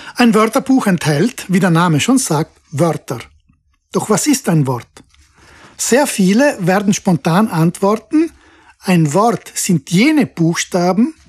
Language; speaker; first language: German; non-native, local second language; Ladin